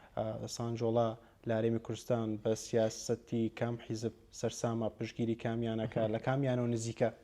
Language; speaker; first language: Central Kurdish; native; Central Kurdish